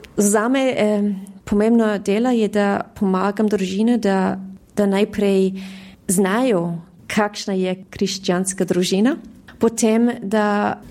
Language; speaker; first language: Slovenian; early bilingual, heritage; Slovenian